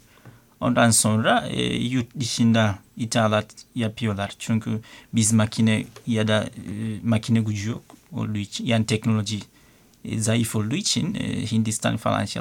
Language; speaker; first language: Turkish; non-native, learner; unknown